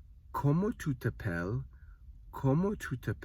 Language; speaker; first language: French; non-native, learner; English